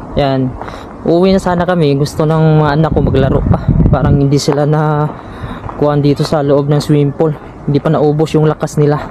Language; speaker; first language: Filipino; non-native, local second language; Cebuano